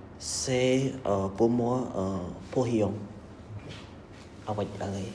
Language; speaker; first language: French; non-native, learner; Khmer